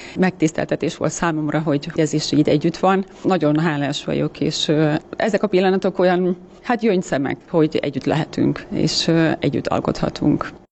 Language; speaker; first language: Hungarian; non-native, fluent; Finnish